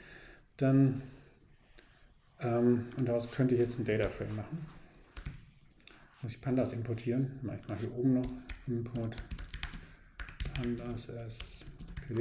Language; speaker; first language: German; native; German